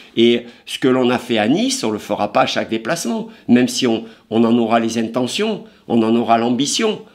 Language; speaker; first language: French; native; French